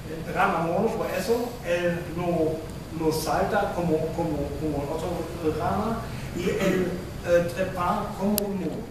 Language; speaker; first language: Spanish; non-native, fluent; German